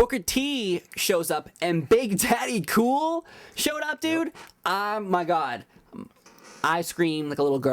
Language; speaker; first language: English; native; English